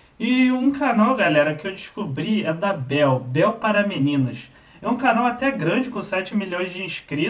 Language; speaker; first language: Portuguese; native; Portuguese